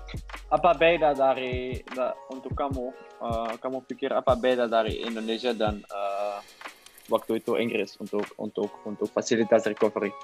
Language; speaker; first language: Indonesian; non-native, learner; Dutch